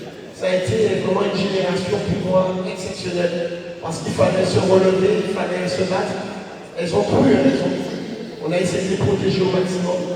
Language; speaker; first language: French; native; French